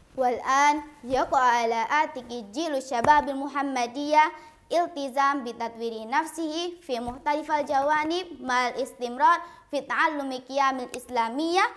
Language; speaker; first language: Arabic; non-native, learner; Indonesian